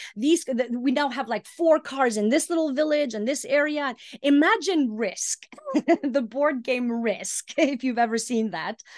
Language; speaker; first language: English; early bilingual, heritage; Icelandic